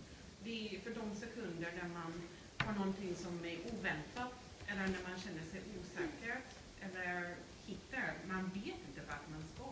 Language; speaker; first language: Swedish; non-native, fluent; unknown